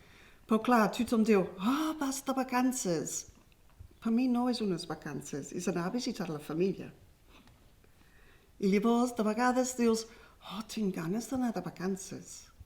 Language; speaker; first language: Catalan; non-native, fluent; English